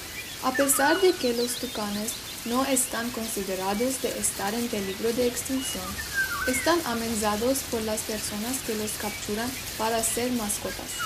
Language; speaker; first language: Spanish; non-native, learner; English